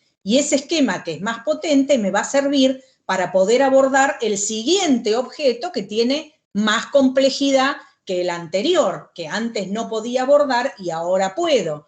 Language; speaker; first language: Spanish; native; Spanish